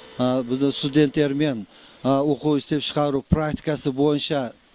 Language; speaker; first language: Kazakh; non-native, local second language; Uzbek